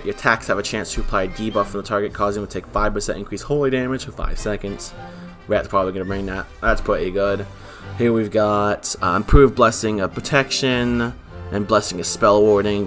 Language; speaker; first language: English; native; English